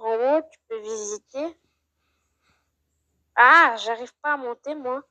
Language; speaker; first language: French; native; French